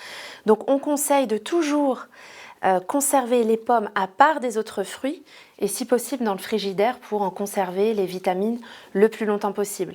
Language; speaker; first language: French; native; French